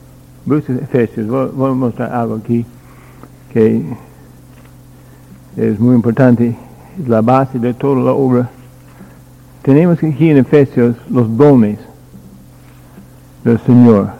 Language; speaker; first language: Spanish; non-native, learner; English